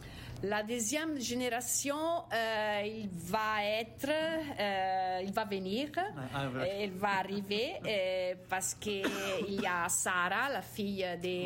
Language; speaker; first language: French; non-native, fluent; Italian